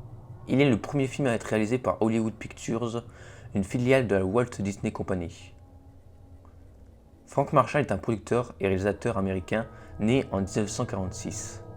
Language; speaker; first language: French; native; French